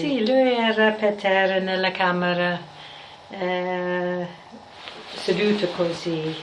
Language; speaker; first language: Italian; non-native, fluent; English